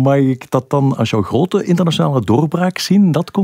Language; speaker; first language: Dutch; native; Dutch